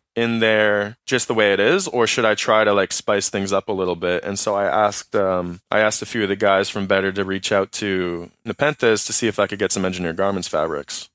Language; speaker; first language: English; native; English